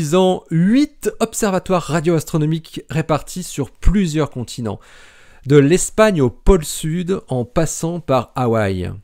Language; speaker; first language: French; native; French